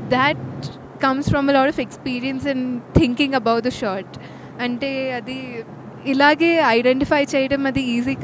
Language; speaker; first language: Telugu; non-native, local second language; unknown